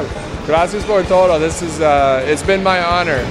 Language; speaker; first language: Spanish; non-native, learner; English